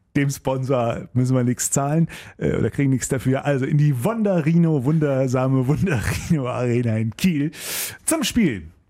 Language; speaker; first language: German; native; German